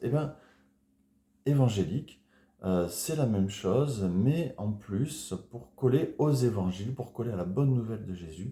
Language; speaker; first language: French; native; French